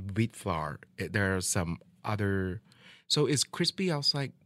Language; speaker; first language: English; non-native, local second language; Min Nan Chinese